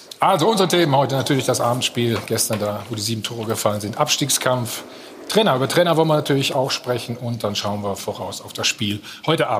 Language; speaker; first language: German; native; German